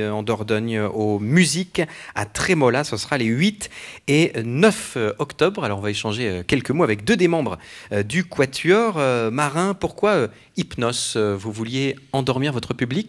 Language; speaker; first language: French; native; French